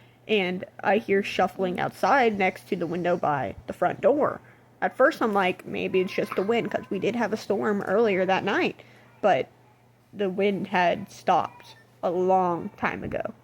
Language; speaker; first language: English; native; English